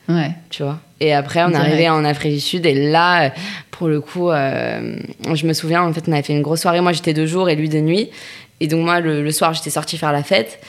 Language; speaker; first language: French; native; French